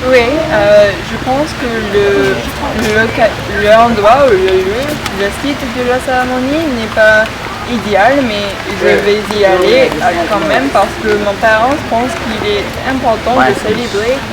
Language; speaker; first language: French; non-native, learner; English